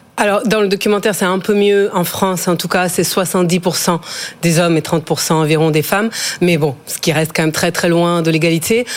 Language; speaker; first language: French; non-native, fluent; Ukrainian